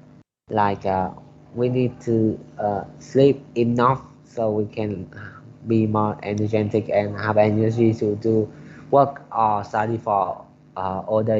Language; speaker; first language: English; non-native, learner; Vietnamese